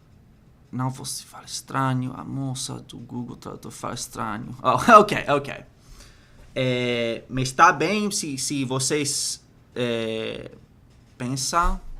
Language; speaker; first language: Portuguese; non-native, learner; English